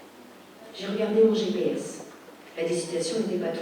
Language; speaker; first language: French; native; French